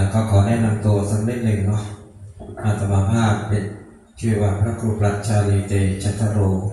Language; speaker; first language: Thai; non-native, local second language; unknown